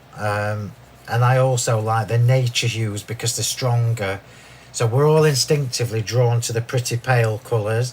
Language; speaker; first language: English; native; English